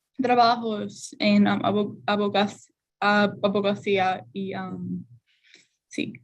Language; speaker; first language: Spanish; non-native, learner; English